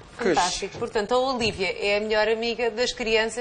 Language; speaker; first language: Portuguese; native; Portuguese